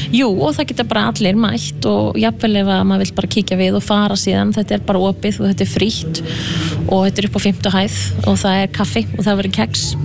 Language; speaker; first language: Icelandic; native; Icelandic